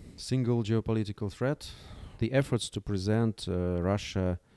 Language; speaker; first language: English; non-native, fluent; Russian